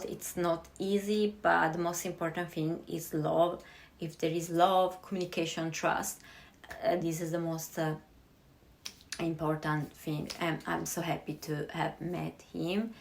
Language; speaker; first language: English; non-native, fluent; Italian